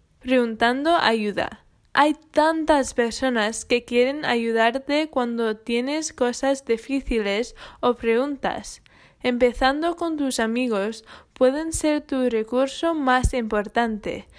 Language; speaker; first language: Spanish; non-native, fluent; English